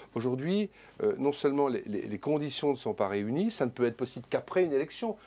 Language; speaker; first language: French; native; French